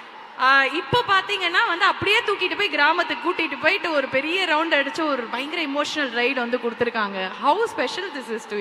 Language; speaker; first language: Tamil; native; Tamil